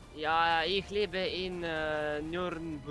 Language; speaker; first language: German; non-native, learner; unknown